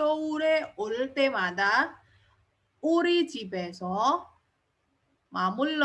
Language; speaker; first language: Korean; non-native, fluent; Indonesian